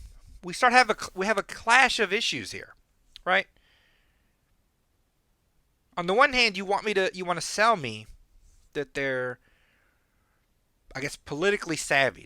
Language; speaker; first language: English; native; English